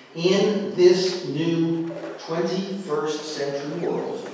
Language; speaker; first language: English; native; English